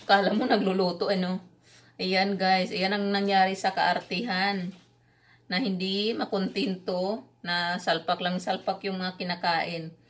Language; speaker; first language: Filipino; non-native, local second language; Cebuano